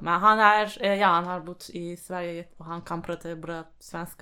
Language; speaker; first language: Swedish; non-native, fluent; Turkish